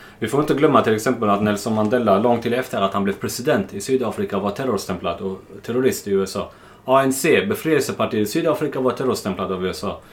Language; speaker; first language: Swedish; non-native, fluent; Arabic